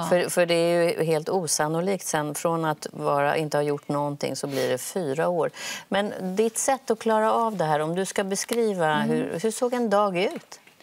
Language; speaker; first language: Swedish; native; Swedish